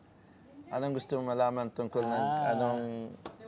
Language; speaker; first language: Filipino; non-native, learner; Arabic